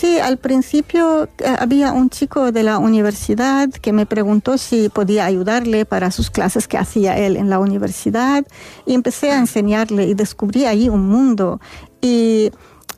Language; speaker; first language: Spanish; non-native, fluent; Arabic